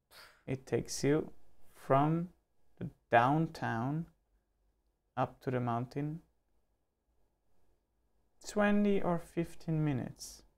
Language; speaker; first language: English; non-native, fluent; German